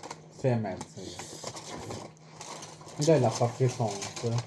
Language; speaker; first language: Italian; non-native, local second language; Filipino